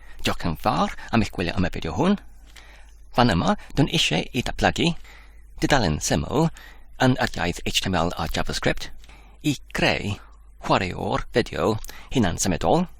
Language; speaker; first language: Welsh; non-native, learner; English